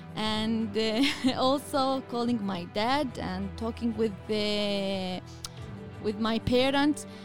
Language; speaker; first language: English; non-native, learner; Arabic